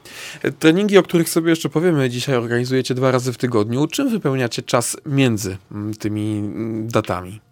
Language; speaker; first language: Polish; native; Polish